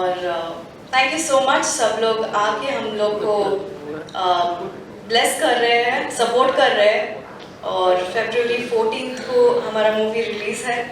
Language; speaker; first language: Hindi; non-native, local second language; Kannada